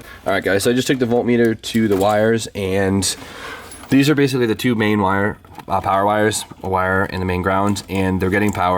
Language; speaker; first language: English; native; English